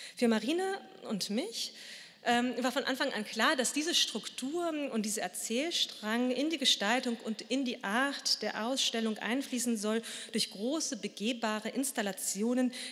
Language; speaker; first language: German; native; German